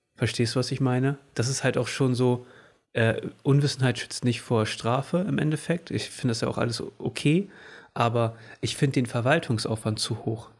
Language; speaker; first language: German; early bilingual, other home language; Portuguese